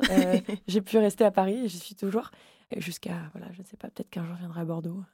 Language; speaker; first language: French; native; French